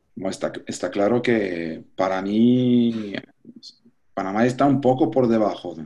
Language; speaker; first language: Spanish; non-native, fluent; French